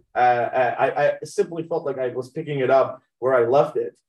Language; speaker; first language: English; early bilingual, other home language; Persian